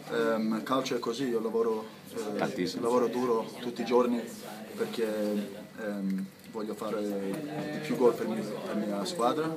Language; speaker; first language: Italian; non-native, learner; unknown